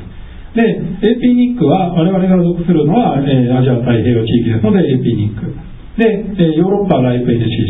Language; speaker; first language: Japanese; native; Japanese